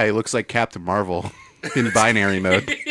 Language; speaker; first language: English; native; English